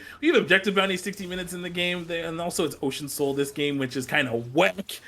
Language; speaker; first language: English; native; English